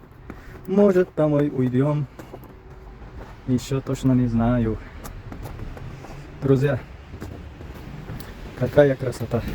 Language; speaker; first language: Russian; non-native, local second language; Uzbek